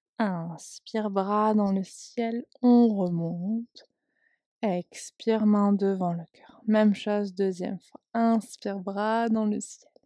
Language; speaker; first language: French; native; French